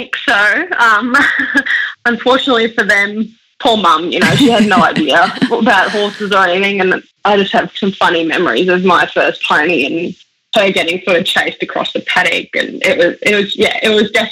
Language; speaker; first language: English; early bilingual, other home language; German